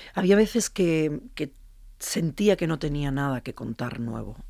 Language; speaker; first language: Spanish; native; Spanish